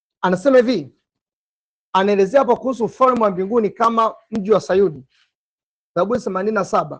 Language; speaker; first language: Swahili; native; Swahili